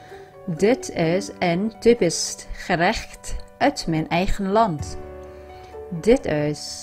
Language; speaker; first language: Dutch; non-native, learner; Vietnamese